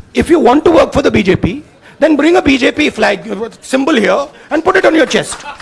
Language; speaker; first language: English; non-native, local second language; Hindi